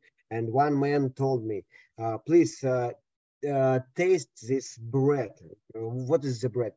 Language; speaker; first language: English; non-native, learner; Russian